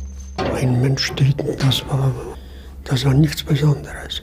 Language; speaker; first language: German; non-native, fluent; Polish